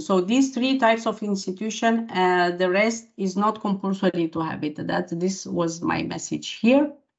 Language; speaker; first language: English; non-native, fluent; Romanian